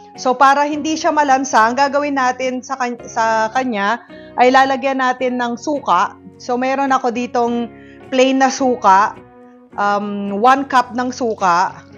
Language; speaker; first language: Filipino; non-native, local second language; Iloko